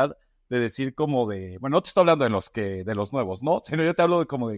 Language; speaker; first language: Spanish; native; Spanish